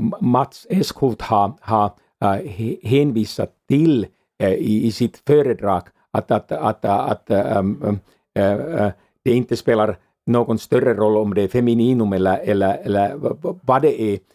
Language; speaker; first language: Swedish; non-native, fluent; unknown